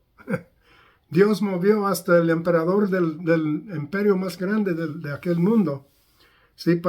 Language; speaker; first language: Spanish; non-native, fluent; English